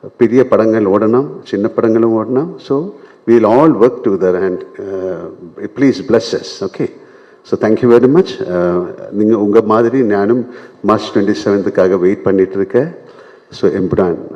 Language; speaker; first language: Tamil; non-native, learner; Malayalam